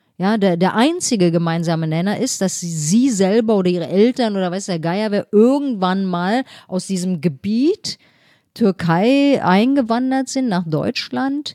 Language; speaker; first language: German; native; German